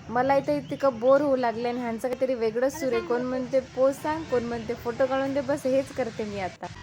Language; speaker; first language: Marathi; non-native, local second language; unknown